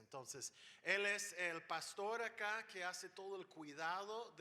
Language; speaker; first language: Spanish; non-native, fluent; English